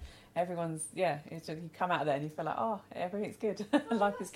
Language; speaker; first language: English; native; English